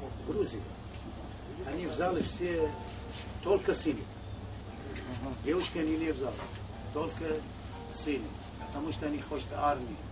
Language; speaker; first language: Russian; non-native, learner; Arabic